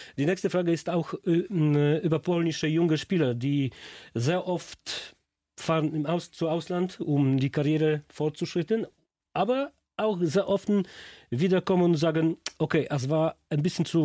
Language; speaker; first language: German; non-native, learner; Polish